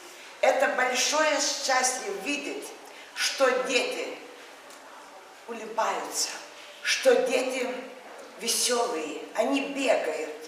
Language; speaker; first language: Russian; non-native, local second language; Lithuanian